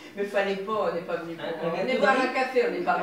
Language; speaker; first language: French; native; French